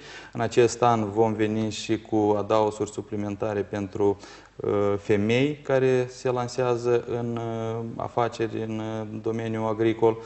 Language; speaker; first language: Romanian; native; Romanian